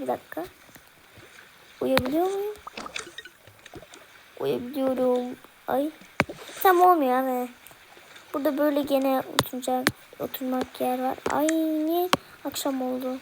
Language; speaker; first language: Turkish; early bilingual, heritage; Turkish